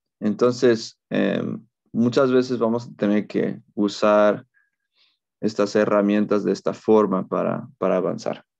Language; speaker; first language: Spanish; non-native, fluent; English